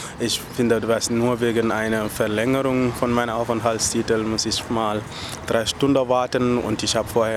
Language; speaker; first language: German; non-native, fluent; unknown